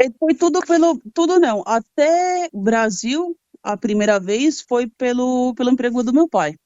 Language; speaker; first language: Portuguese; early bilingual, other home language; Spanish